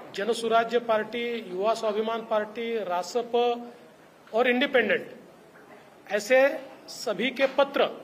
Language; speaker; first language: Hindi; non-native, local second language; Marathi